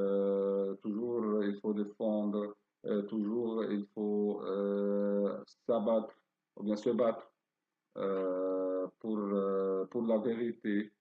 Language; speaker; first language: French; non-native, fluent; Arabic